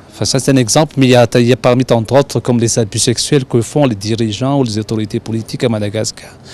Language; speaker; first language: French; non-native, local second language; Malagasy